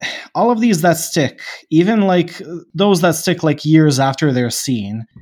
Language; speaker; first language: English; non-native, fluent; Bosnian